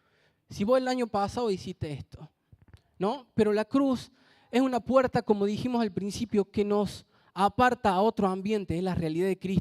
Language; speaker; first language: Spanish; native; Spanish